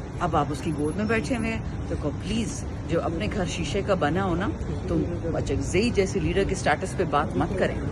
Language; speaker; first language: Urdu; non-native, local second language; Pashto